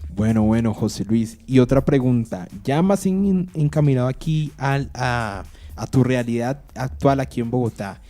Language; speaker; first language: Spanish; native; Spanish